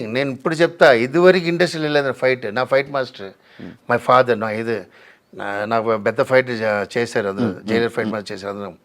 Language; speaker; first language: Telugu; non-native, local second language; Tamil